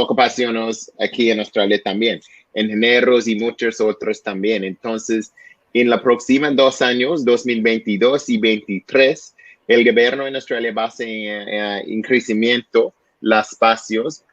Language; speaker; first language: Spanish; non-native, learner; English